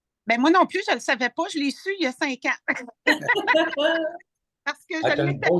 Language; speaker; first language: French; native; French